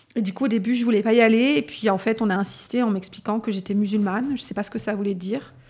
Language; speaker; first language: French; native; French